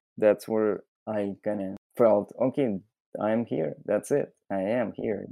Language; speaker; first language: English; non-native, fluent; Russian